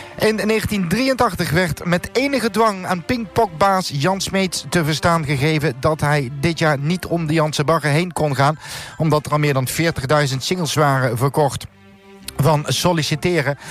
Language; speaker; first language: Dutch; non-native, local second language; Limburgish